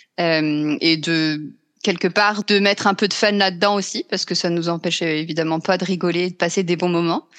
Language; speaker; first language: French; native; French